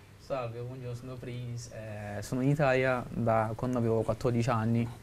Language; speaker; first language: Italian; non-native, fluent; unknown